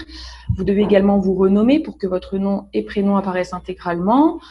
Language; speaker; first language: French; native; French